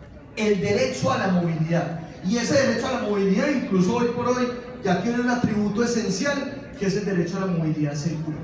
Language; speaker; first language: Spanish; native; Spanish